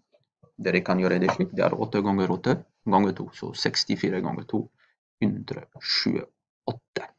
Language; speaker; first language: Norwegian; non-native, fluent; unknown